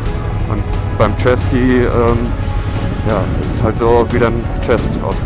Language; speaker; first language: German; native; German